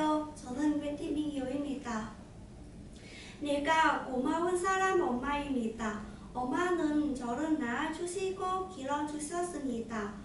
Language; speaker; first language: Korean; non-native, learner; Vietnamese